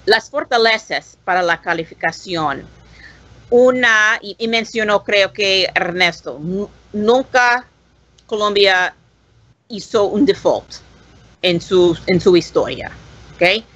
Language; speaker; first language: Spanish; non-native, learner; English